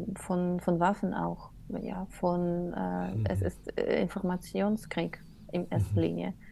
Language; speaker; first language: German; non-native, fluent; Russian